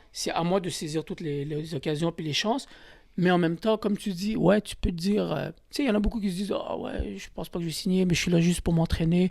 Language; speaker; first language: French; early bilingual, other home language; Kabyle